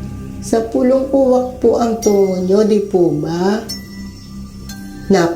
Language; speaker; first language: Filipino; native; Filipino